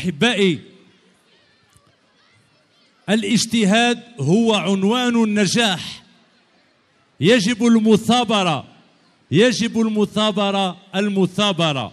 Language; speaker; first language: Arabic; native; Arabic